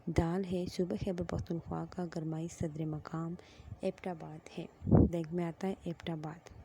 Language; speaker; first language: Urdu; non-native, local second language; Pashto